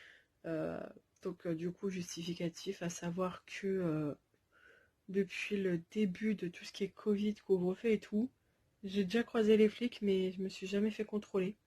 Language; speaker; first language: French; native; French